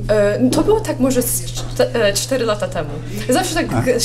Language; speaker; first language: Polish; early bilingual, heritage; Polish